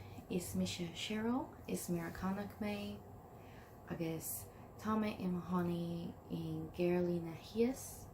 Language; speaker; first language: Irish; non-native, learner; English